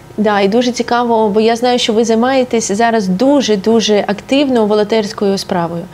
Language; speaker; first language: Ukrainian; non-native, local second language; Russian